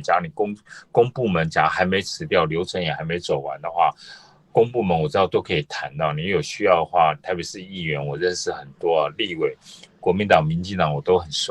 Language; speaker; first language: Chinese; native; Chinese